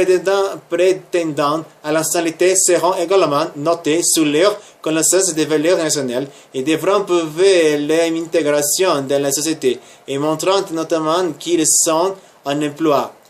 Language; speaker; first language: French; non-native, learner; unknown